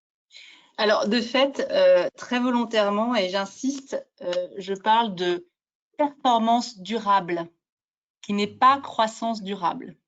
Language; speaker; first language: French; native; French